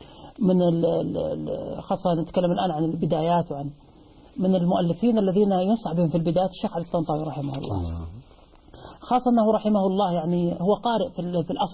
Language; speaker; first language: Arabic; native; Arabic